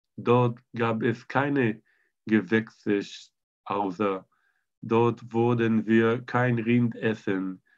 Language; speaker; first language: German; non-native, learner; Hebrew